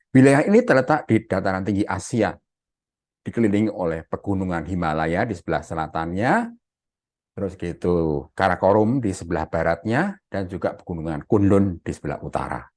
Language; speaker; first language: Indonesian; native; Indonesian